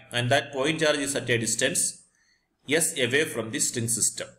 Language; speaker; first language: English; non-native, local second language; Malayalam